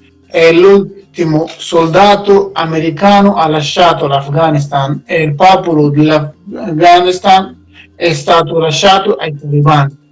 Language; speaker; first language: Italian; non-native, learner; Persian